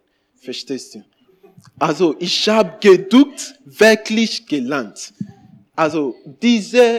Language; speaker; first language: German; non-native, learner; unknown